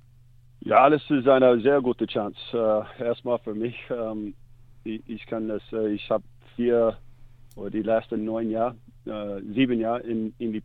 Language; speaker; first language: German; non-native, learner; English